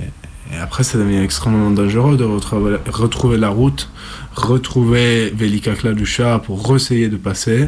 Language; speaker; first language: French; non-native, fluent; Italian